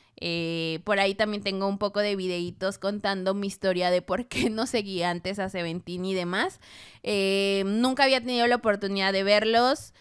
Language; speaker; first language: Spanish; native; Spanish